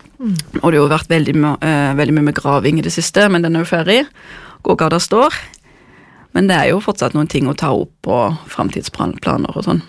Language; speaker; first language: Norwegian; non-native, fluent; German